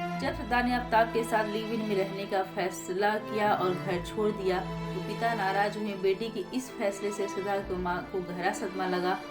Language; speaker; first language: Hindi; native; Hindi